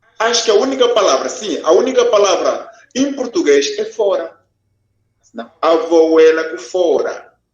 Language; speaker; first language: Portuguese; non-native, local second language; Kongo